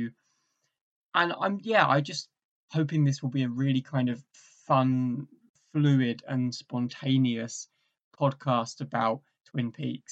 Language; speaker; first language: English; native; English